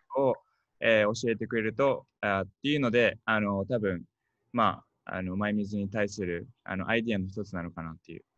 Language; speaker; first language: Japanese; early bilingual, heritage; Japanese